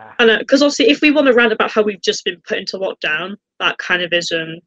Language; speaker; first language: English; native; English